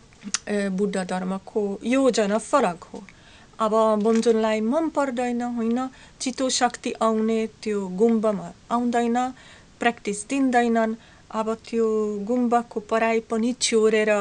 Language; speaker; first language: Nepali; non-native, learner; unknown